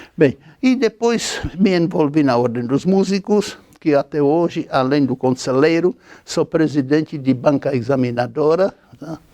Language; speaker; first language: Portuguese; non-native, fluent; Czech